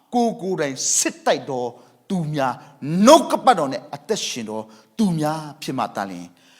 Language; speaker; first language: Burmese; non-native, local second language; Thado Chin